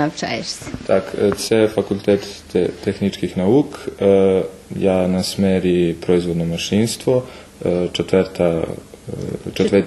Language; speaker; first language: Ukrainian; early bilingual, heritage; Ukrainian